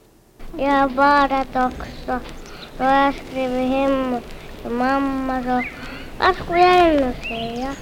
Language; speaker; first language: Swedish; non-native, learner; Finnish